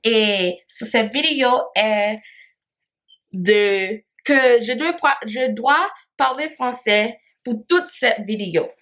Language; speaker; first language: French; non-native, learner; Haitian Creole